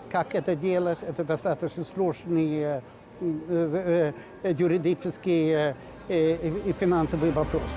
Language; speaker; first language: Russian; non-native, fluent; Swedish